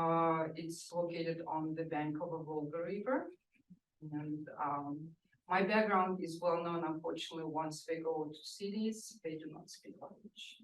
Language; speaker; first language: English; non-native, fluent; Russian